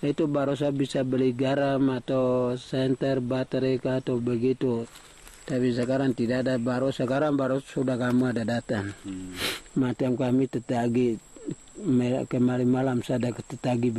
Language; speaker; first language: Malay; non-native, local second language; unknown